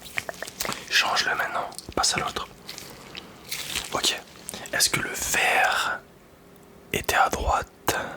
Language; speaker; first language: French; native; French